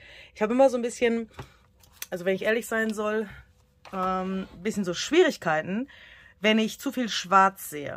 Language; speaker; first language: German; native; German